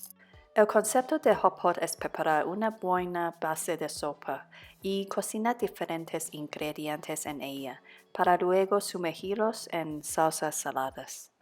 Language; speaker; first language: Spanish; non-native, fluent; Cantonese